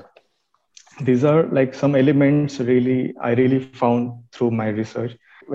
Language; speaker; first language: English; non-native, local second language; Marathi